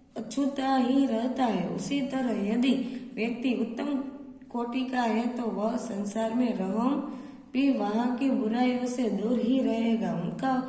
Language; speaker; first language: Hindi; non-native, local second language; Gujarati